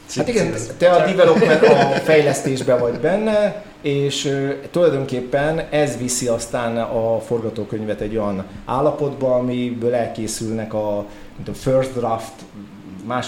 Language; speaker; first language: Hungarian; native; Hungarian